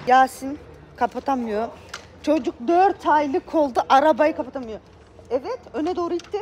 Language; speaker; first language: Turkish; native; Turkish